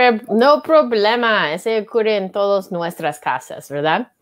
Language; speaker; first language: Spanish; non-native, learner; English